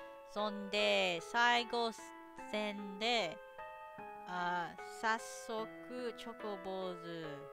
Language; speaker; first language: Japanese; non-native, learner; English